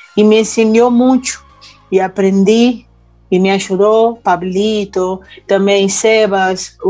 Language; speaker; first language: Spanish; non-native, learner; Portuguese